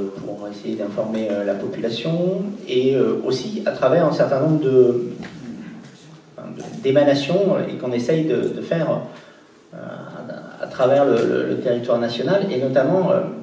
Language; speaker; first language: French; native; French